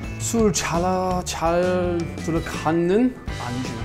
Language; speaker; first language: Korean; non-native, learner; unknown